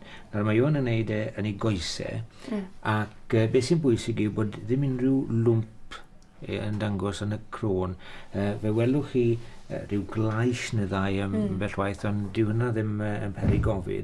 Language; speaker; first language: Welsh; native; Welsh